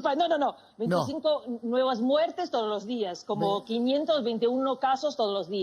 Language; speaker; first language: Spanish; non-native, fluent; Portuguese